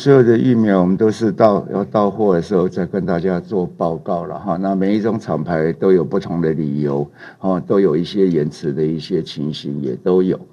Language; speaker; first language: Chinese; native; Chinese